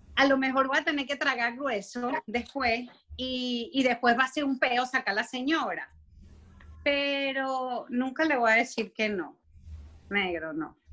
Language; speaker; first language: Spanish; native; Spanish